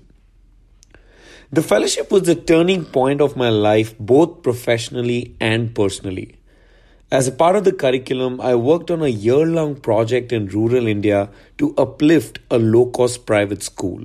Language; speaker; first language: English; non-native, local second language; Hindi